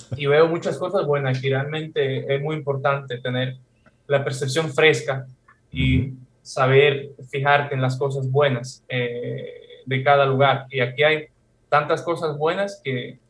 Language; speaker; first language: Spanish; non-native, fluent; Russian